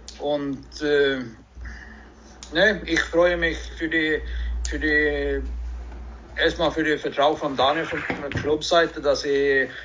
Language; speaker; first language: German; non-native, learner; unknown